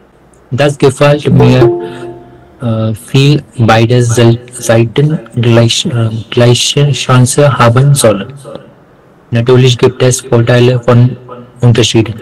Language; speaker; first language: German; non-native, learner; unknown